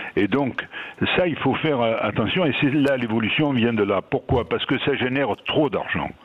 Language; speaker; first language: French; native; French